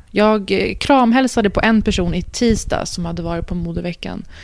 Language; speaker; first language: Swedish; native; Swedish